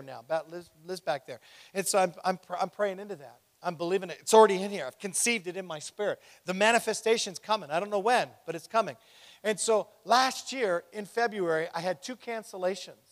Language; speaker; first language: English; native; English